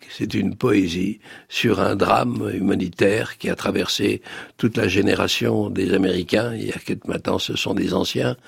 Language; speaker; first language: French; native; French